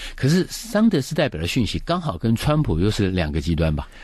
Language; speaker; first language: Chinese; native; Chinese